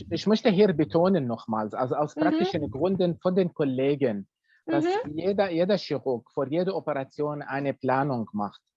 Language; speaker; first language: German; non-native, fluent; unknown